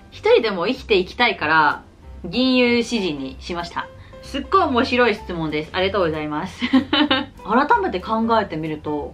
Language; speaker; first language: Japanese; non-native, fluent; Cantonese